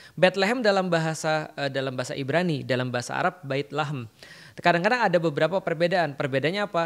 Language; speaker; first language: Indonesian; native; Indonesian